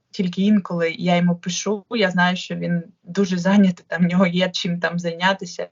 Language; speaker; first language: Ukrainian; non-native, local second language; Russian